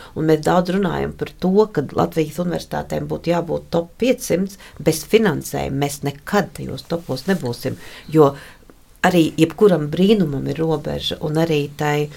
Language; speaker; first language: Latvian; native; Latvian